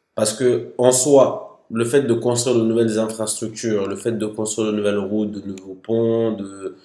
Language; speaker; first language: French; non-native, local second language; Bambara